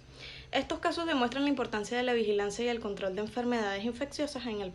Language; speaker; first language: Spanish; native; Spanish